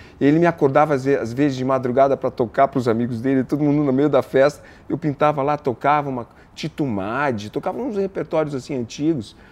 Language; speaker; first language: Portuguese; native; Portuguese